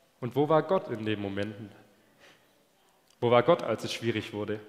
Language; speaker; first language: German; native; German